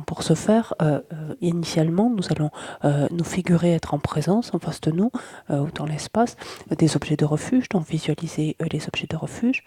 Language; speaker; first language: French; native; French